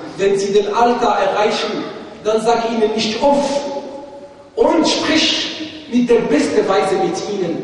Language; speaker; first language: German; non-native, fluent; Arabic